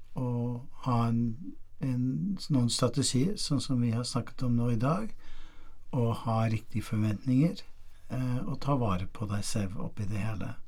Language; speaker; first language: Norwegian; non-native, fluent; English